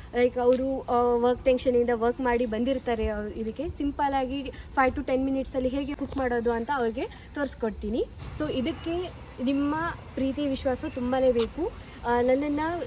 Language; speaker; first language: Kannada; non-native, local second language; Konkani